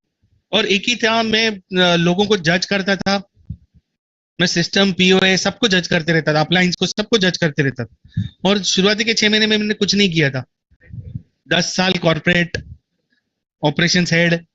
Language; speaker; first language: Hindi; native; Hindi